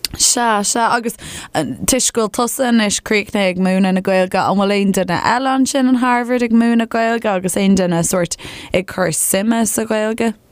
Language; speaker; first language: Irish; non-native, local second language; English